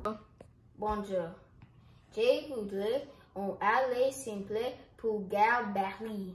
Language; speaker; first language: French; non-native, learner; English